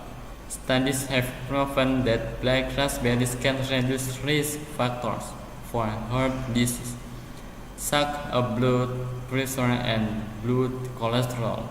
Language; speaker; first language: English; non-native, learner; Indonesian